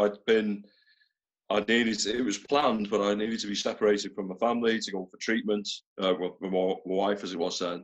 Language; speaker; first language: English; native; English